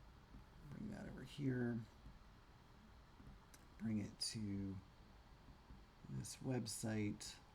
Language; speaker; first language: English; native; English